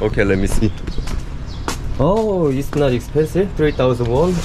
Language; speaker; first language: English; non-native, learner; Korean